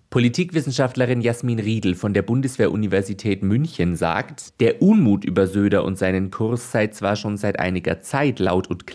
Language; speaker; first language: German; native; German